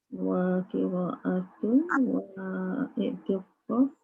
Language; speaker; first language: Arabic; non-native, learner; Malay